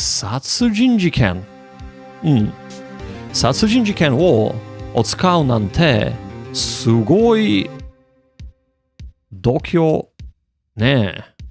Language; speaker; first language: Japanese; non-native, learner; English